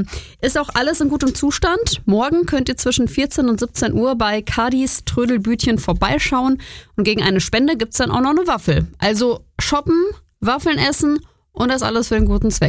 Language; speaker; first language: German; native; German